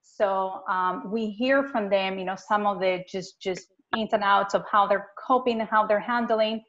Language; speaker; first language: English; non-native, fluent; Spanish